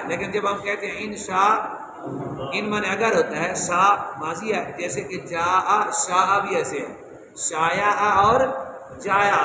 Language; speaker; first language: Urdu; non-native, local second language; Punjabi